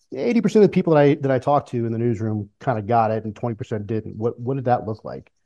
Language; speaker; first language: English; native; English